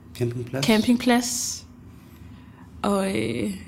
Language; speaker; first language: Danish; early bilingual, other home language; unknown